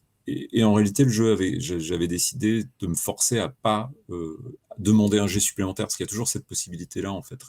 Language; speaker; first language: French; native; French